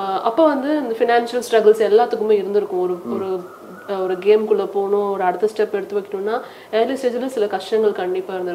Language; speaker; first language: Tamil; native; Tamil